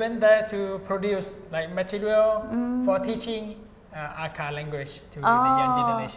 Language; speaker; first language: English; non-native, fluent; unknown